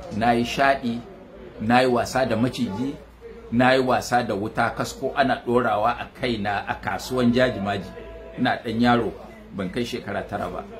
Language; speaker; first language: Hausa; non-native, local second language; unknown